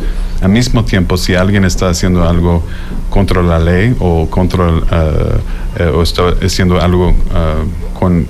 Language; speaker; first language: Spanish; non-native, fluent; English